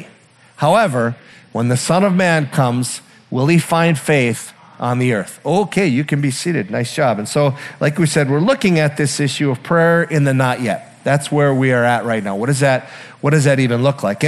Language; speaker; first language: English; native; English